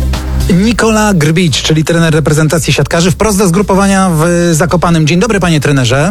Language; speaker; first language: Polish; native; Polish